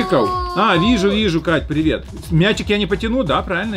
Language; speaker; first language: Russian; native; Russian